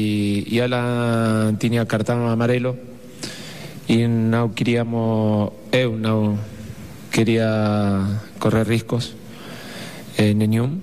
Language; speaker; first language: Portuguese; non-native, fluent; Spanish